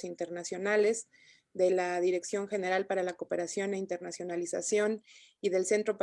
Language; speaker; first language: Spanish; native; Spanish